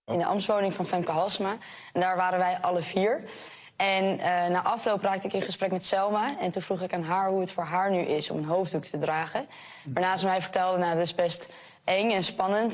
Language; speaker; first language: Dutch; native; Dutch